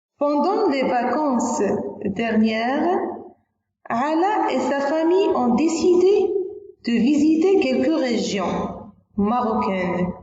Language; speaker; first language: French; non-native, local second language; Arabic